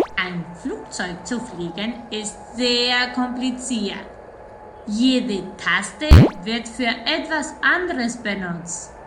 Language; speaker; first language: German; non-native, fluent; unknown